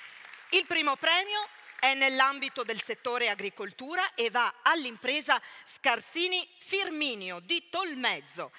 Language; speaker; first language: Italian; native; Italian